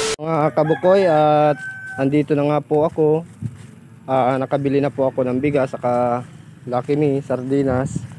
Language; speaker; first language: Filipino; native; Filipino